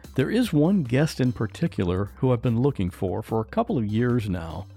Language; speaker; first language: English; native; English